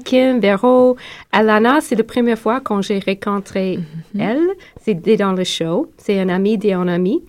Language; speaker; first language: French; non-native, learner; English